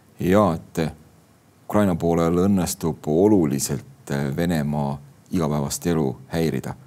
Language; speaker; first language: Estonian; native; Estonian